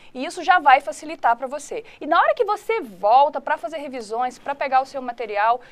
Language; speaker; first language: Portuguese; native; Portuguese